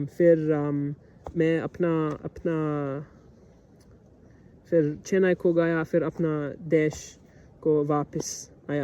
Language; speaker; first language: Hindi; non-native, learner; English